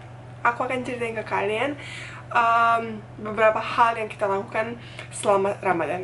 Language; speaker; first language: Indonesian; non-native, fluent; Bosnian